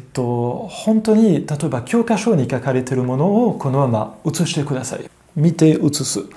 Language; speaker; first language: Japanese; non-native, fluent; French